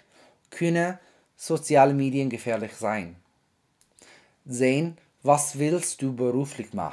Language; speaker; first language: German; non-native, fluent; English